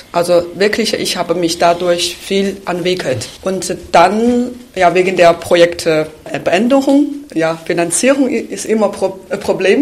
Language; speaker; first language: German; non-native, fluent; Chinese